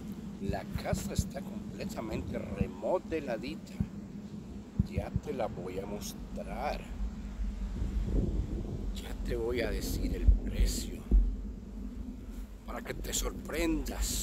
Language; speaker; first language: Spanish; native; Spanish